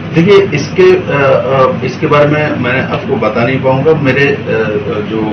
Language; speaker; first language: Hindi; non-native, local second language; Bangla